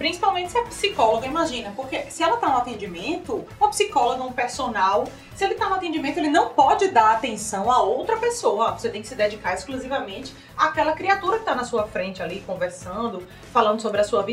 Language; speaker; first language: Portuguese; native; Portuguese